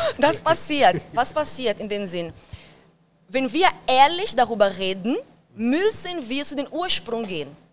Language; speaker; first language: German; non-native, fluent; Portuguese